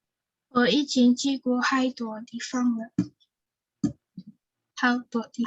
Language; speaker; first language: Chinese; non-native, learner; Indonesian